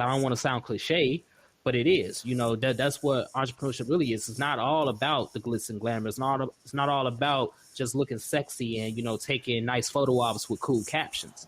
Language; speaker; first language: English; native; English